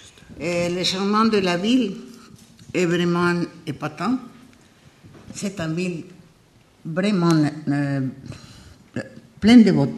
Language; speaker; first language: French; non-native, learner; Spanish